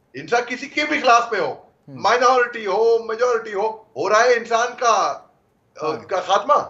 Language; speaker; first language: Hindi; native; Hindi